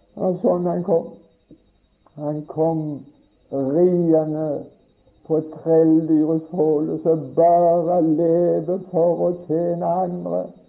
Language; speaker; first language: Norwegian; native; Norwegian